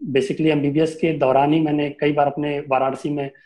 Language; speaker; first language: Hindi; native; Hindi